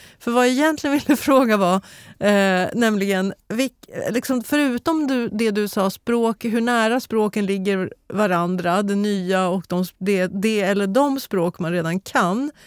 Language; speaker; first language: Swedish; native; Swedish